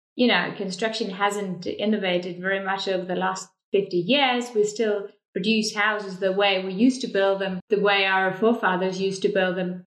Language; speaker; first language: English; non-native, fluent; Estonian